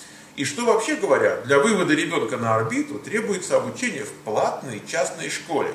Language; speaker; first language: Russian; native; Russian